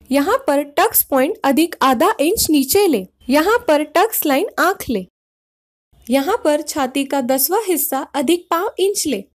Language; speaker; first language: Hindi; non-native, local second language; Marathi